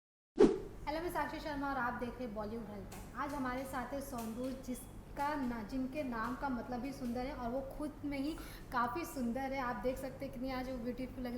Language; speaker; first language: Hindi; native; Hindi